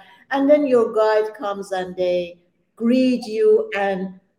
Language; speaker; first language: English; non-native, fluent; Persian